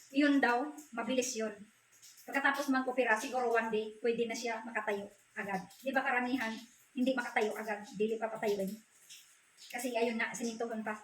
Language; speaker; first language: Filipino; non-native, local second language; Cebuano